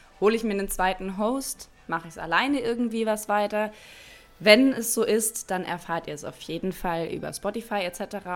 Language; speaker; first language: German; native; German